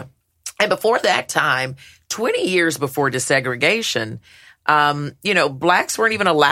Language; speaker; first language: English; native; English